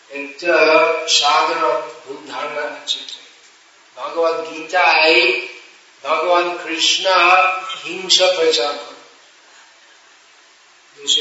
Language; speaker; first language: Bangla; non-native, fluent; English